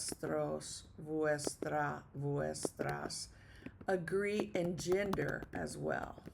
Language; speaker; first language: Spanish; non-native, fluent; English